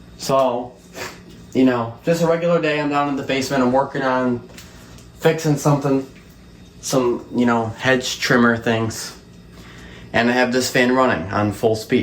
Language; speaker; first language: English; native; English